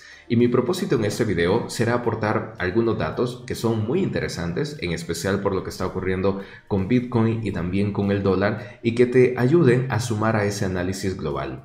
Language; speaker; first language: Spanish; native; Spanish